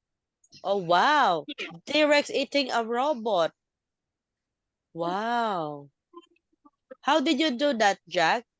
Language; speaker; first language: English; non-native, local second language; Filipino